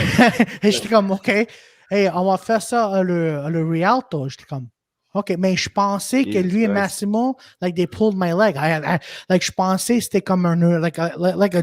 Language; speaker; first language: French; non-native, local second language; English